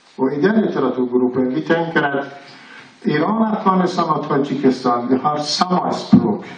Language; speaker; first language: Swedish; non-native, learner; Persian